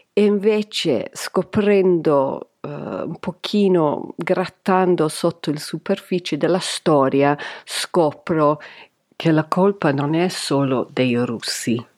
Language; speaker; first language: Italian; non-native, fluent; English